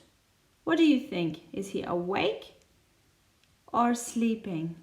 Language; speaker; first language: English; non-native, fluent; Spanish